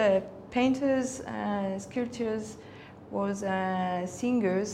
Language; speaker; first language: English; non-native, fluent; Spanish